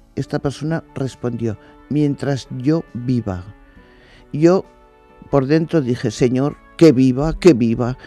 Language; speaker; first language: Spanish; native; Spanish